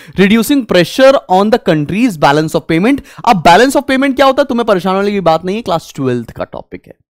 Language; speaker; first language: Hindi; native; Hindi